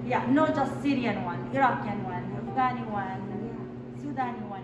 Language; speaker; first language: English; non-native, learner; Arabic